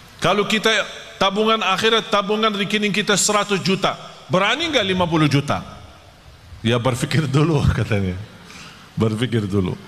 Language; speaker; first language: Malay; non-native, fluent; Arabic